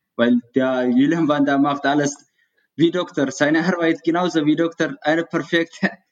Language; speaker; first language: German; non-native, learner; Tigrinya